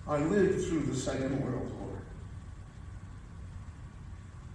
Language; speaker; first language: English; early bilingual, other home language; Yiddish